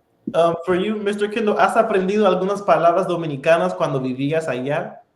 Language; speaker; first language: Spanish; non-native, fluent; English